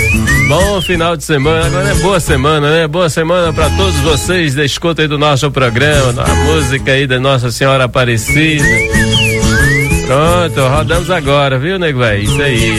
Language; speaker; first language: Portuguese; native; Portuguese